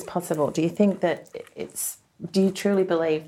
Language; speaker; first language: English; native; English